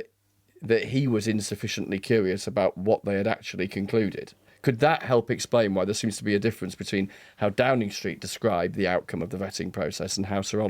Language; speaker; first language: English; native; English